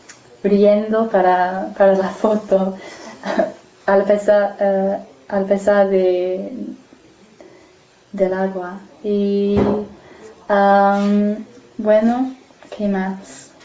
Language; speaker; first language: Spanish; non-native, fluent; English